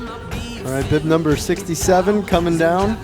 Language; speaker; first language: English; native; English